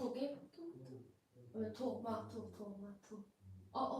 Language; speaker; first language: Korean; non-native, learner; English